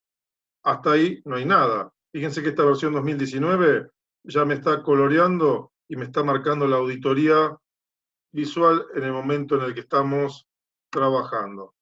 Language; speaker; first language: Spanish; native; Spanish